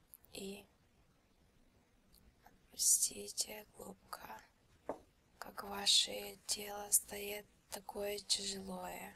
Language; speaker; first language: Russian; early bilingual, heritage; Russian